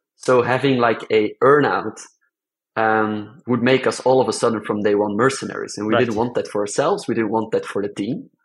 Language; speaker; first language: English; non-native, fluent; Dutch